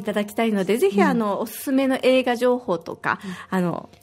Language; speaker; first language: Japanese; native; Japanese